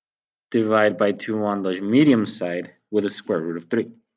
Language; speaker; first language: English; native; English